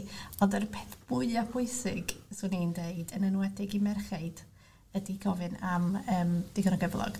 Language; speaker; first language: Welsh; non-native, local second language; English